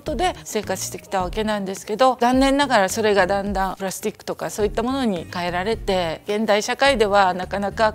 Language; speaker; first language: Japanese; native; Japanese